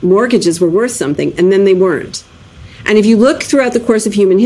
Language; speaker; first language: English; native; English